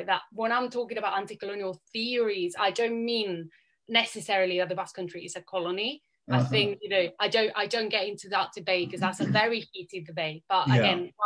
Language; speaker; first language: English; non-native, fluent; Catalan